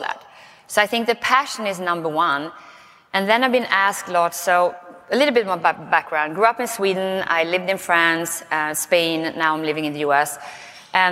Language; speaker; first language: English; non-native, fluent; Swedish